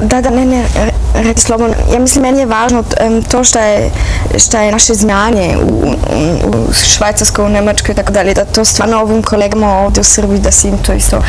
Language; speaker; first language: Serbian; early bilingual, heritage; Serbian